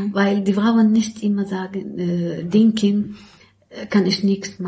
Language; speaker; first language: German; non-native, learner; Arabic